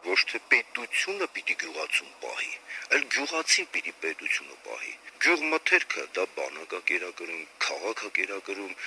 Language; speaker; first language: Armenian; native; Armenian